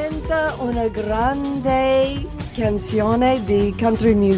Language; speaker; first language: Italian; non-native, learner; English